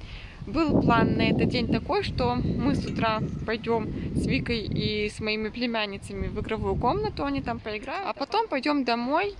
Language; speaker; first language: Russian; native; Russian